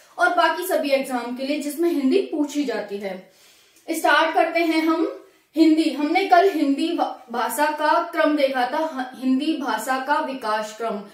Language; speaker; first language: Hindi; native; Hindi